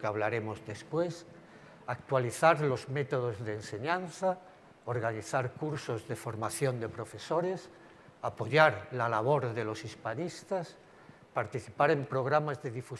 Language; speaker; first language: Spanish; native; Spanish